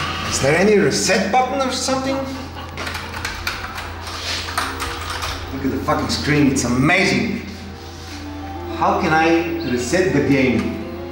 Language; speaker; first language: English; non-native, fluent; Bulgarian